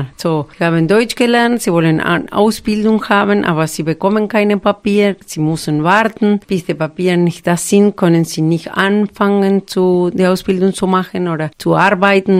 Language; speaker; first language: German; non-native, fluent; Spanish